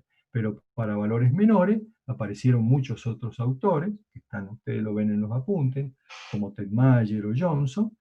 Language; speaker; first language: Spanish; native; Spanish